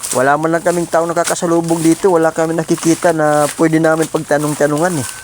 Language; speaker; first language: Filipino; non-native, local second language; Waray